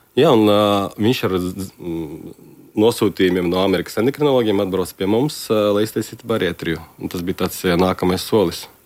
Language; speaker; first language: Latvian; non-native, local second language; Russian